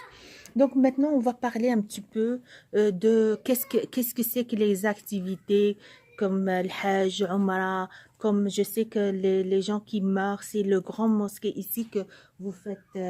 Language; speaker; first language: French; non-native, local second language; Arabic